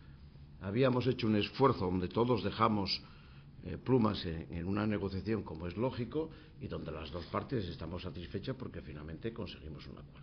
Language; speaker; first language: Spanish; native; Spanish